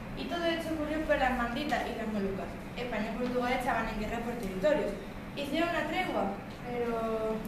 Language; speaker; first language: Spanish; native; Spanish